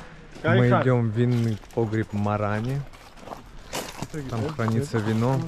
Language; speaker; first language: Russian; native; Russian